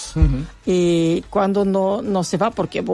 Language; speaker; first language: Spanish; non-native, learner; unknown